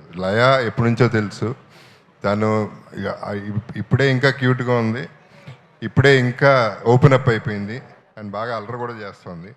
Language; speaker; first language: Telugu; native; Telugu